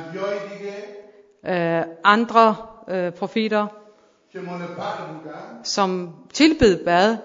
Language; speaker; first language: Danish; non-native, fluent; Persian